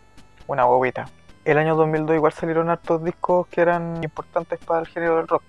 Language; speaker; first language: Spanish; native; Spanish